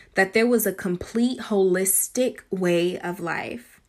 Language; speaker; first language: English; native; English